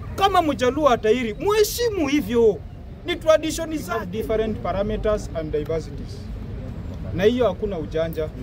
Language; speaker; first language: Swahili; non-native, local second language; Luyia